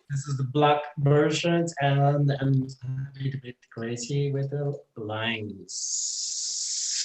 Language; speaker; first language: English; non-native, learner; Spanish